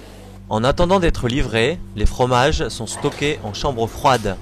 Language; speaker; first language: French; native; French